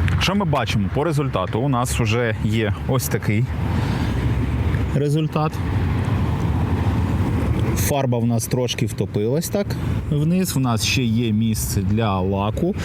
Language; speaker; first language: Ukrainian; native; Ukrainian